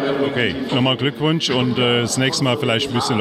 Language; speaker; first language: German; native; German